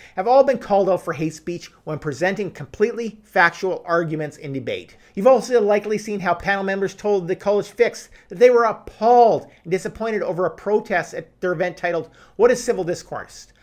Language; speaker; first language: English; native; English